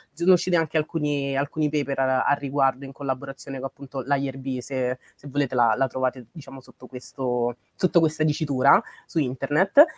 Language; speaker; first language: Italian; early bilingual, other home language; English